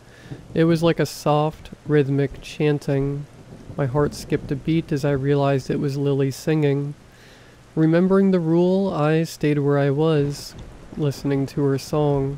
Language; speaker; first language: English; native; English